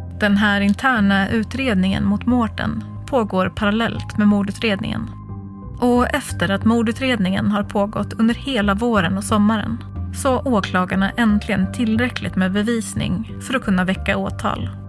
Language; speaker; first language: Swedish; native; Swedish